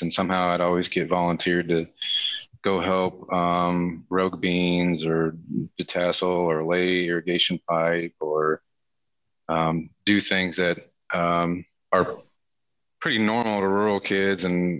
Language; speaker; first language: English; native; English